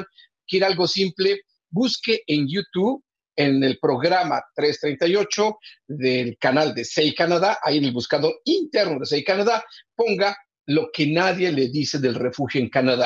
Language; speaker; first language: Spanish; native; Spanish